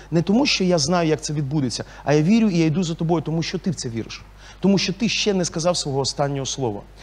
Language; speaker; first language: Ukrainian; non-native, local second language; Russian